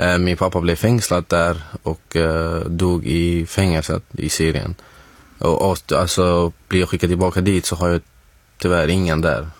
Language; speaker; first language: Swedish; non-native, fluent; Arabic